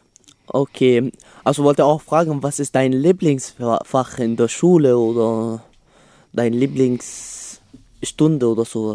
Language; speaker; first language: German; non-native, learner; Arabic